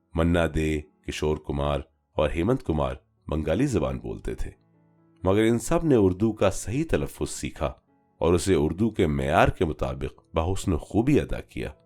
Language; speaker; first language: Urdu; native; Urdu